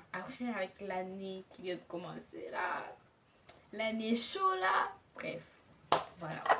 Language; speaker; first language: French; native; French